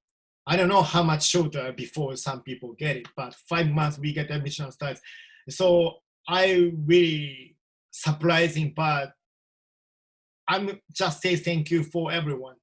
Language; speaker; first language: English; non-native, learner; Japanese